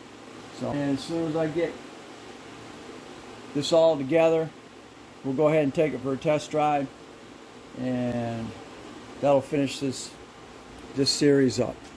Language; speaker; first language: English; native; English